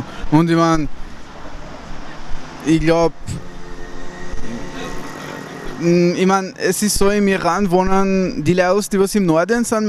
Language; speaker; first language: German; early bilingual, other home language; Persian